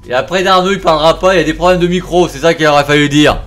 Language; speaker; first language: French; native; French